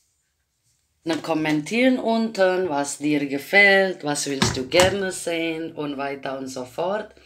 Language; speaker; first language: German; non-native, learner; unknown